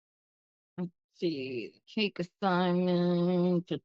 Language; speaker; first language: English; native; English